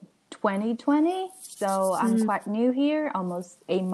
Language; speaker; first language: English; non-native, learner; Chinese